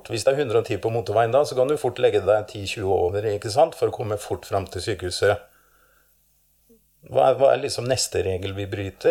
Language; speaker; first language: Norwegian; native; Norwegian